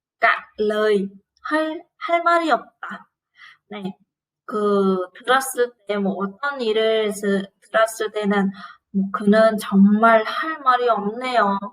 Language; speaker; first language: Korean; non-native, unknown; Vietnamese